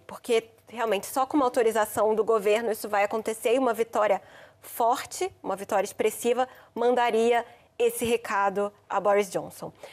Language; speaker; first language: Portuguese; native; Portuguese